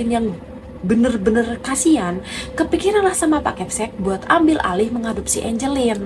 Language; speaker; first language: Indonesian; native; Indonesian